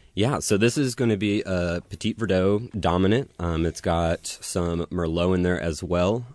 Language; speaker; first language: English; native; English